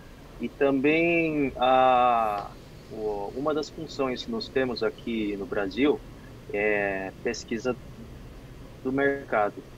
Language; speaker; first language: Portuguese; non-native, fluent; Korean